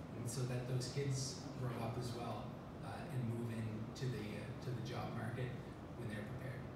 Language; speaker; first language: English; native; English